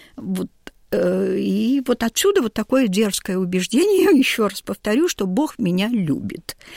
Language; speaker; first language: Russian; native; Russian